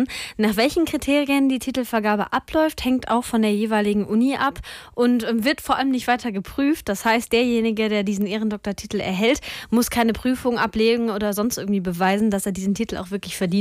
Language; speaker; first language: German; native; German